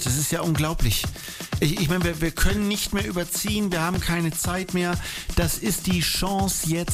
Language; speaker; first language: German; native; German